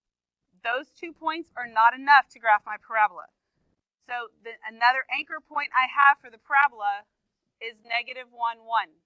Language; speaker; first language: English; native; English